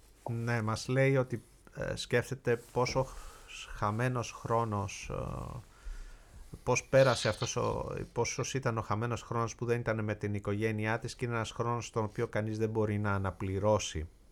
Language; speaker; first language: Greek; native; Greek